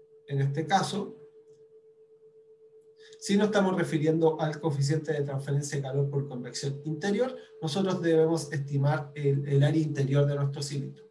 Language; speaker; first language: Spanish; native; Spanish